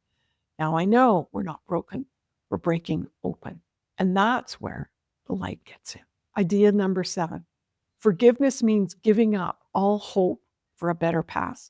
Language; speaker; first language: English; native; English